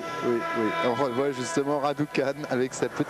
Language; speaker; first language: French; native; French